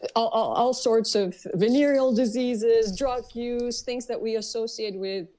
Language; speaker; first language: English; early bilingual, other home language; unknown